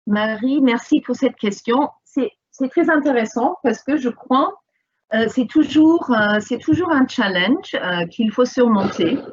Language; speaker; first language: French; non-native, fluent; English